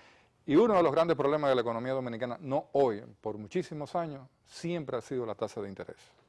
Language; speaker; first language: Spanish; native; Spanish